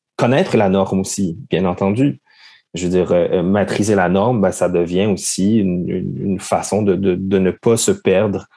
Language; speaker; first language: French; native; French